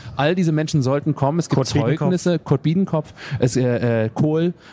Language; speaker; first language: German; native; German